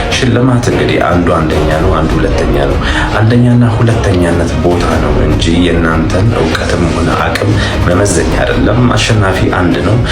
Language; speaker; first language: Amharic; native; Amharic